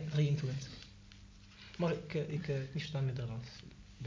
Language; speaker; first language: Dutch; non-native, learner; Arabic